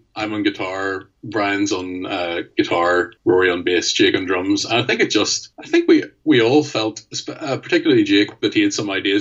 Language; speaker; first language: English; native; English